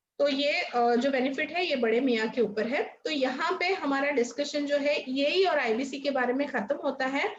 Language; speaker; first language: Hindi; non-native, local second language; Marathi